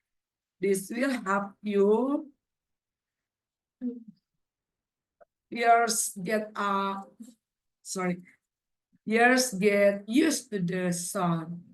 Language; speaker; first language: English; non-native, learner; Indonesian